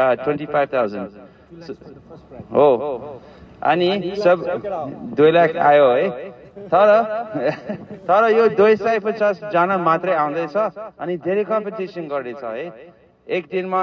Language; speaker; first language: Nepali; non-native, learner; English